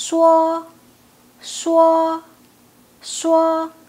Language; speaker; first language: Chinese; non-native, fluent; Indonesian